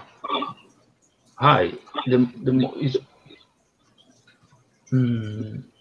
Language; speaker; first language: Japanese; non-native, learner; Spanish